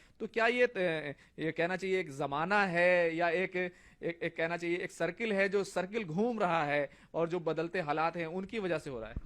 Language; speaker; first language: Urdu; native; Urdu